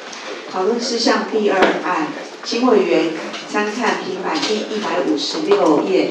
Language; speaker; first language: Chinese; native; Chinese